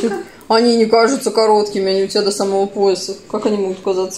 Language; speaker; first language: Russian; native; Russian